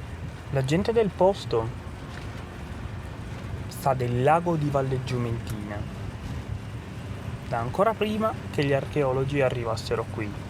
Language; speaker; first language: Italian; native; Italian